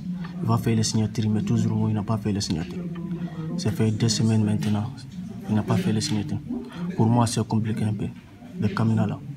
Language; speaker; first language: French; non-native, learner; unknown